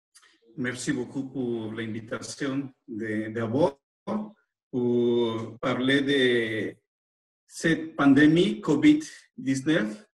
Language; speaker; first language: French; non-native, fluent; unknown